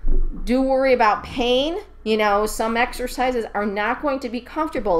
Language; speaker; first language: English; native; English